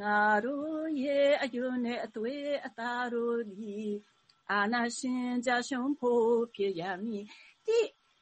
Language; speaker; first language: Burmese; non-native, learner; Thai